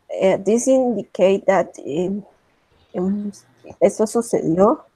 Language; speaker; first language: English; non-native, learner; Spanish